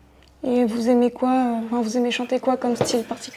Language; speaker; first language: French; native; French